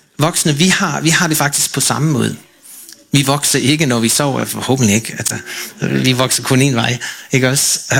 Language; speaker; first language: Danish; non-native, fluent; English